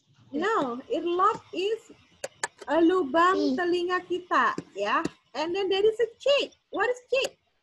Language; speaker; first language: English; non-native, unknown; Indonesian